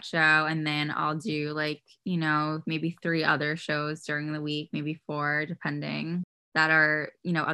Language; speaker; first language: English; native; English